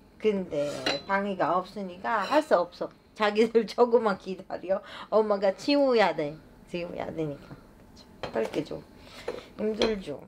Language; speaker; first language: Korean; non-native, learner; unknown